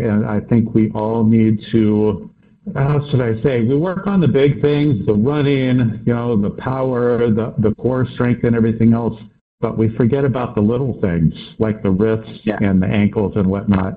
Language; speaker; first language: English; native; English